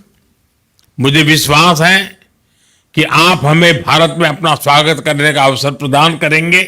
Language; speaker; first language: Hindi; non-native, local second language; Gujarati